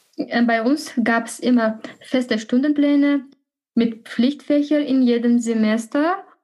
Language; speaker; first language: German; non-native, fluent; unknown